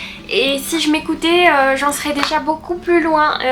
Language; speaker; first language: French; native; French